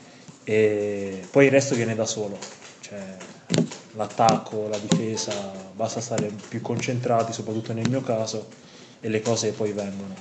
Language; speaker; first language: Italian; non-native, fluent; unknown